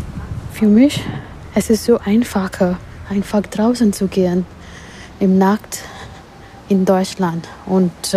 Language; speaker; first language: German; non-native, learner; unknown